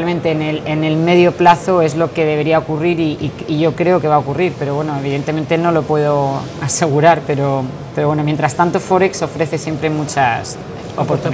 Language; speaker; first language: Spanish; native; Spanish